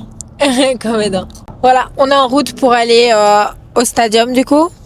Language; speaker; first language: French; native; French